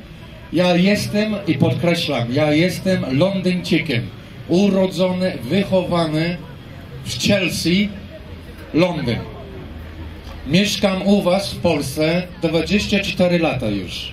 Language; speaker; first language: Polish; non-native, fluent; English